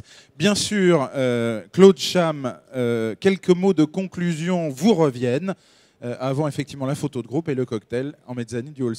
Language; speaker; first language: French; native; French